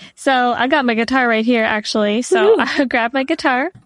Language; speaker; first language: English; native; English